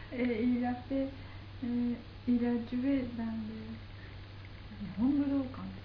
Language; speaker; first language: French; non-native, learner; Japanese